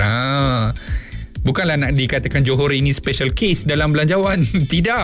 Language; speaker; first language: Malay; native; Malay